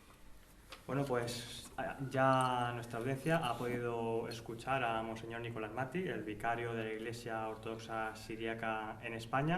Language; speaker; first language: Spanish; native; Spanish